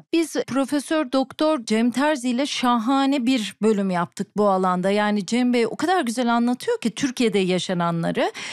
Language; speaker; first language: Turkish; native; Turkish